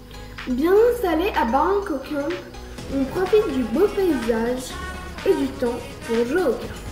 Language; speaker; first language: French; native; French